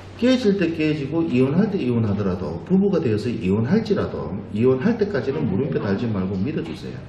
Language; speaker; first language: Korean; native; Korean